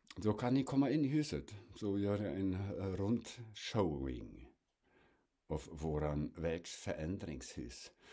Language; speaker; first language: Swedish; non-native, fluent; German